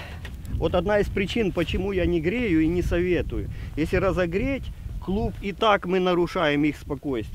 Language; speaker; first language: Russian; native; Russian